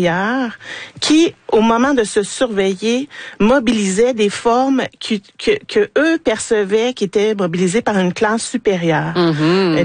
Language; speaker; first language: French; native; French